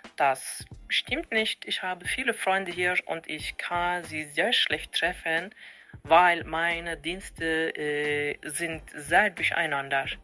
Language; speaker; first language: German; non-native, fluent; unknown